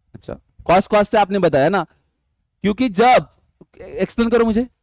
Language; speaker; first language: Hindi; non-native, local second language; Marathi